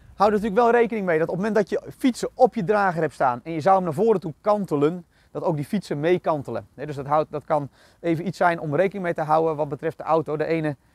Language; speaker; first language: Dutch; native; Dutch